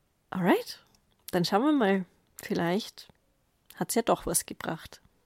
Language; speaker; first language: German; native; German